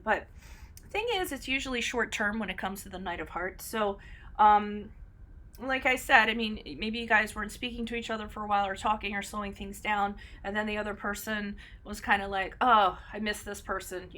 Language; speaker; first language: English; native; English